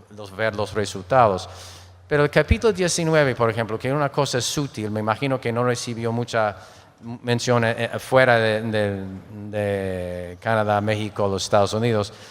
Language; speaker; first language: Spanish; non-native, fluent; English